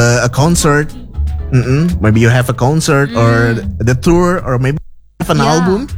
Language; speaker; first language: English; non-native, fluent; Indonesian